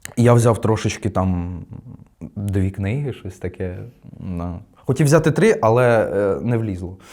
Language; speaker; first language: Ukrainian; non-native, local second language; Russian